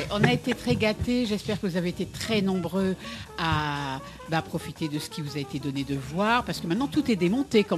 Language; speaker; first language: French; native; French